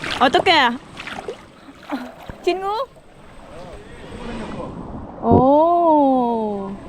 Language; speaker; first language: Korean; non-native, learner; Vietnamese